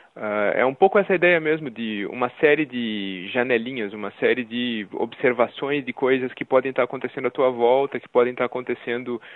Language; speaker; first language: Portuguese; native; Portuguese